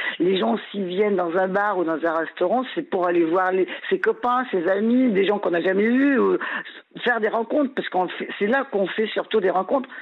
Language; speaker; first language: French; native; French